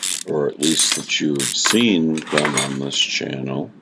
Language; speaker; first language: English; native; English